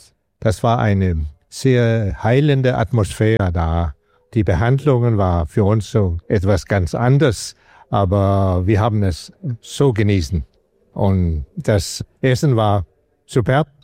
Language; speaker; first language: German; non-native, fluent; Danish